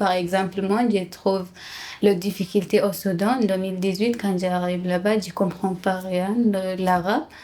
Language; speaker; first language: French; non-native, learner; Tigrinya